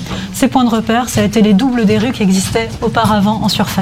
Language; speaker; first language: French; native; French